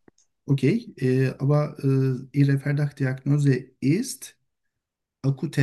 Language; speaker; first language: German; non-native, learner; Turkish